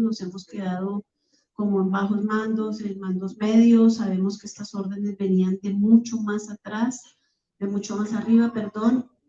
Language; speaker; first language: Spanish; native; Spanish